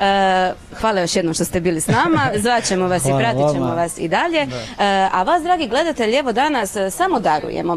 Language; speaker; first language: Croatian; native; Croatian